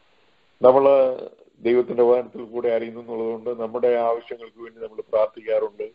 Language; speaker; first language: Malayalam; native; Malayalam